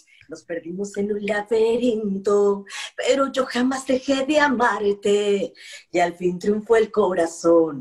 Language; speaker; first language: Spanish; native; Spanish